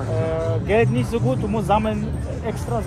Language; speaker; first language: German; native; German